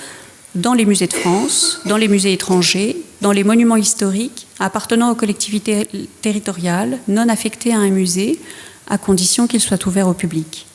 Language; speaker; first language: French; native; French